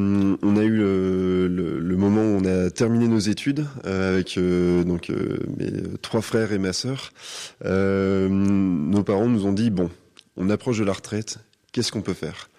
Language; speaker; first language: French; native; French